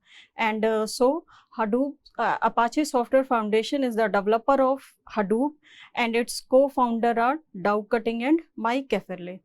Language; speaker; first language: English; non-native, local second language; Hindi